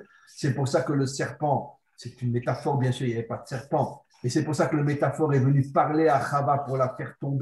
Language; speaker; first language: French; native; French